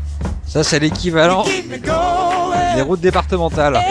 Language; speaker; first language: French; native; French